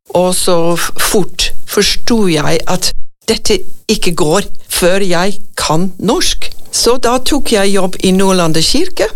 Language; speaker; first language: Norwegian; non-native, fluent; English